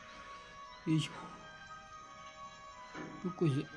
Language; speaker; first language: Japanese; native; Japanese